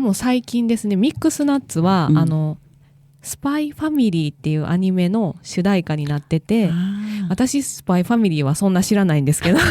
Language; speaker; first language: Japanese; native; Japanese